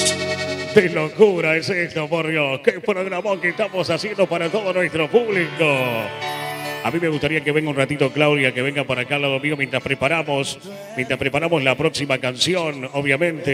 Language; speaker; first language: Spanish; native; Spanish